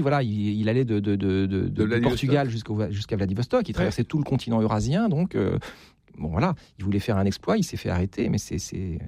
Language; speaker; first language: French; native; French